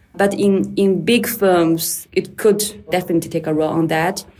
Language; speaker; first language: English; non-native, fluent; Chinese